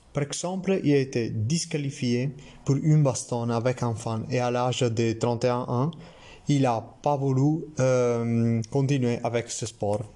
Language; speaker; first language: French; non-native, learner; Italian